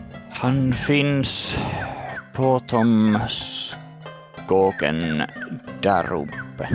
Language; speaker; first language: Swedish; non-native, learner; English